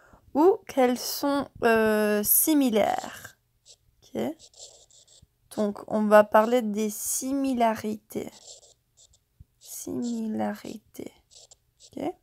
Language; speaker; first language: French; non-native, fluent; English